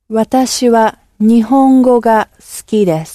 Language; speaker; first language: Japanese; non-native, learner; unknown